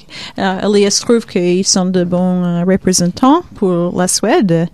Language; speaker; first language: French; non-native, fluent; Swedish